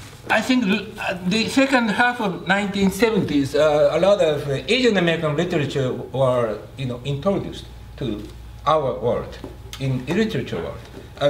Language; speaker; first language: English; non-native, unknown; Japanese